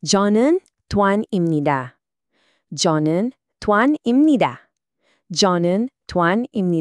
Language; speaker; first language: Korean; non-native, fluent; Filipino